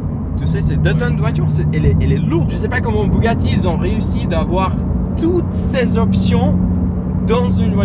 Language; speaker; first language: French; non-native, fluent; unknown